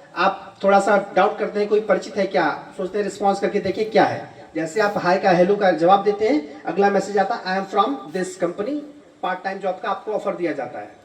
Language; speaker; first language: Hindi; native; Hindi